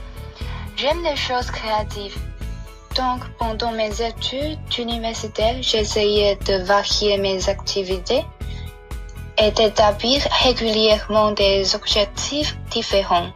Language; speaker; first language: French; non-native, fluent; Chinese